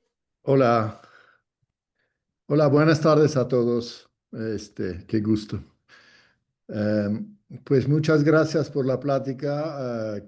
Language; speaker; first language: Spanish; non-native, fluent; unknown